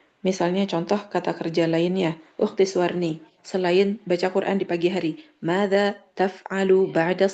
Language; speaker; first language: Indonesian; native; Indonesian